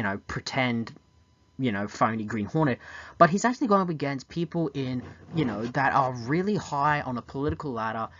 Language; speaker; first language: English; native; English